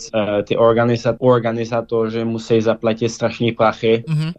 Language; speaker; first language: Czech; early bilingual, heritage; Dutch